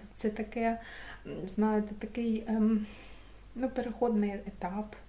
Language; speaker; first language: Ukrainian; non-native, local second language; Russian